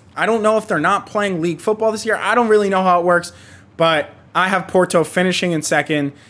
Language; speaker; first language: English; native; English